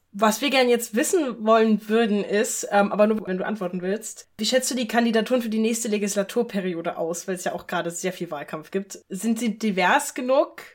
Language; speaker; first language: German; early bilingual, other home language; Italian